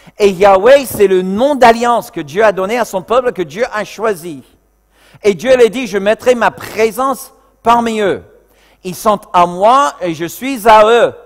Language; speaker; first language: French; non-native, fluent; English